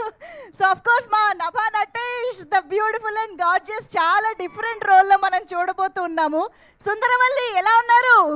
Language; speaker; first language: Telugu; native; Telugu